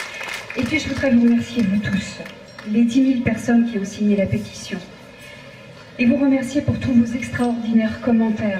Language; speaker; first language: French; native; French